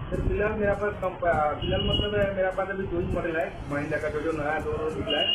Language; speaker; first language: Hindi; non-native, local second language; Bangla